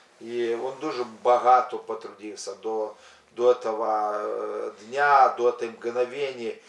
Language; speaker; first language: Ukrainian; non-native, local second language; Russian